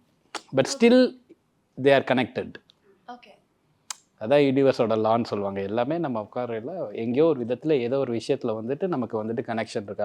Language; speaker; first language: Tamil; native; Tamil